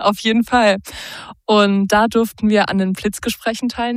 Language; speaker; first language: German; native; German